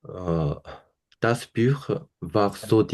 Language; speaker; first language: German; non-native, learner; Korean